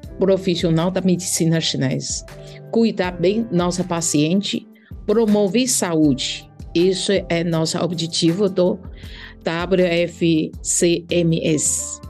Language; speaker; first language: Portuguese; non-native, learner; Chinese